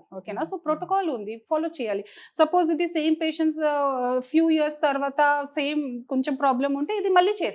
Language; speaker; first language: Telugu; non-native, fluent; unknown